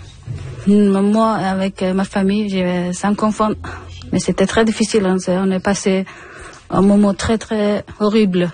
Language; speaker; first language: French; non-native, learner; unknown